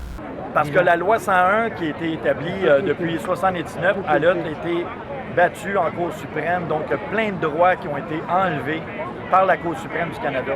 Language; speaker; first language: French; native; French